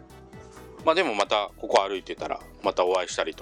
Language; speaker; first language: Japanese; native; Japanese